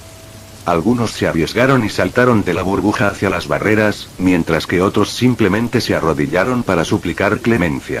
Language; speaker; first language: Spanish; native; Spanish